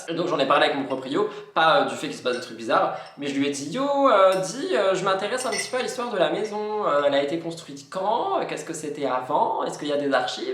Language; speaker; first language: French; native; French